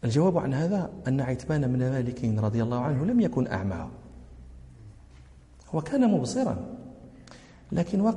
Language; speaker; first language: Arabic; native; Arabic